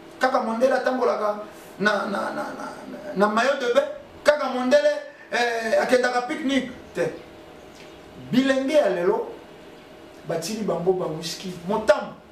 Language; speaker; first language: Lingala; non-native, local second language; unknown